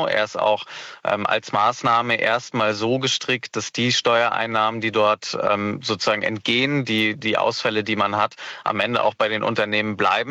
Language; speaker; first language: German; native; German